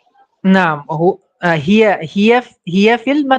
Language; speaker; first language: Arabic; non-native, fluent; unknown